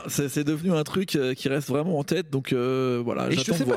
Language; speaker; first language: French; native; French